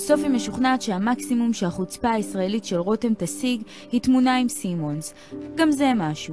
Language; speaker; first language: Hebrew; native; Hebrew